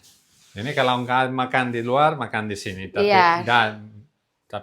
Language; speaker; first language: Indonesian; non-native, learner; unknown